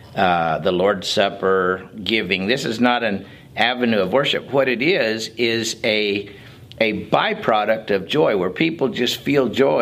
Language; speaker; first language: English; native; English